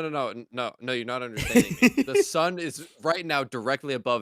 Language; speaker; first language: English; native; English